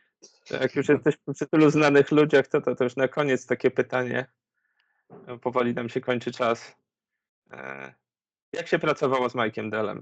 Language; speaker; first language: Polish; native; Polish